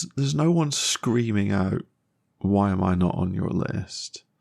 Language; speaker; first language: English; native; English